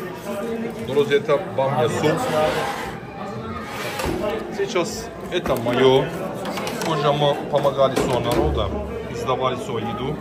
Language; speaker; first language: Russian; non-native, learner; Turkish